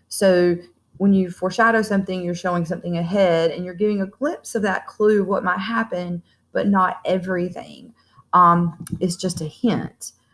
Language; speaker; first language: English; native; English